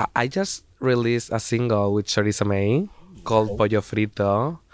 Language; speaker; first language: English; non-native, fluent; Spanish